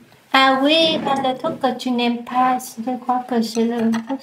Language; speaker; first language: French; non-native, learner; Vietnamese